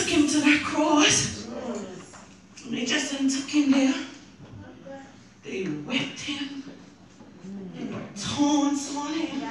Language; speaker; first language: English; native; English